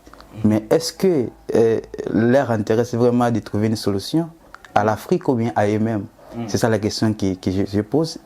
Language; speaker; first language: French; non-native, fluent; Portuguese